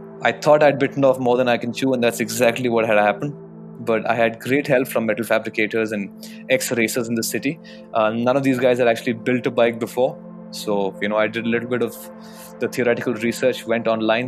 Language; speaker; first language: English; non-native, local second language; Hindi